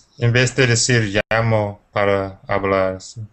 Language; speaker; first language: Spanish; non-native, fluent; English